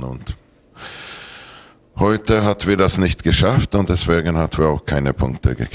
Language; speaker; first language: German; non-native, learner; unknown